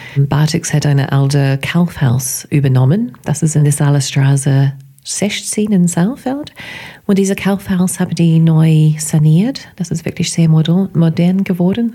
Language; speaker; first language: German; non-native, fluent; English